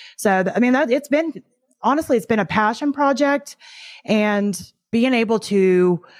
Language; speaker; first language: English; native; English